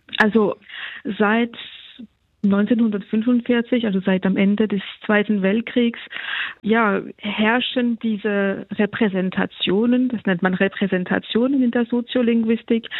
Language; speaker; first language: German; non-native, local second language; French